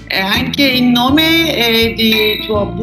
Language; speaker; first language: Italian; non-native, learner; Turkish